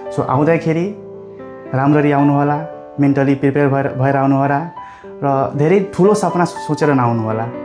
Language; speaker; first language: Nepali; non-native, local second language; Dangaura Tharu